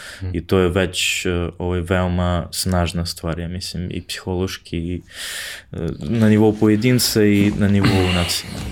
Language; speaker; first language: Serbian; non-native, fluent; English